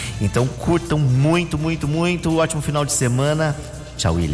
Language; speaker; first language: Portuguese; native; Portuguese